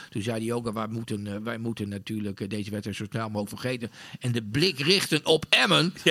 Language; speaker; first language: Dutch; native; Dutch